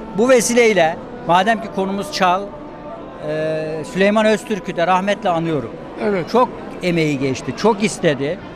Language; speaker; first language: Turkish; native; Turkish